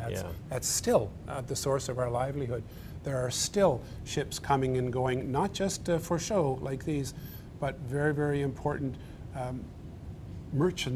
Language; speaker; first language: English; native; English